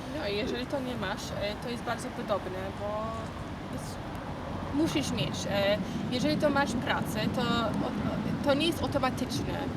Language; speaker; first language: Polish; non-native, learner; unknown